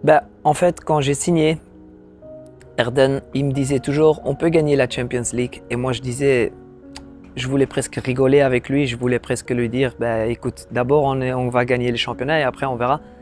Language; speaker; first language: French; non-native, local second language; Dutch